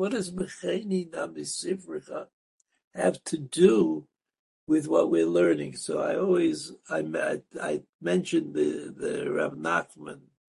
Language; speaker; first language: English; native; English